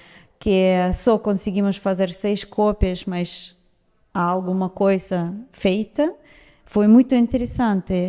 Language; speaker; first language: Portuguese; non-native, fluent; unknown